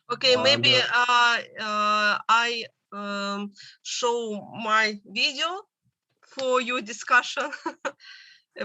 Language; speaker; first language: English; non-native, learner; Russian